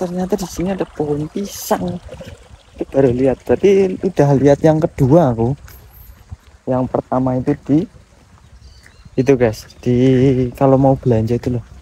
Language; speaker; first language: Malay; non-native, local second language; Javanese